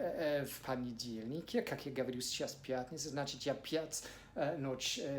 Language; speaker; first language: Russian; non-native, fluent; English